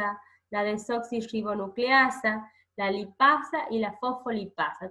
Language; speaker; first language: Spanish; native; Spanish